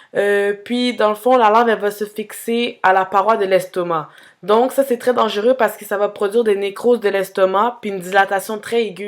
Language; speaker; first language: French; native; French